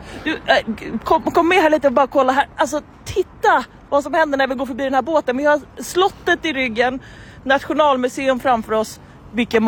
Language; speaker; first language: Swedish; native; Swedish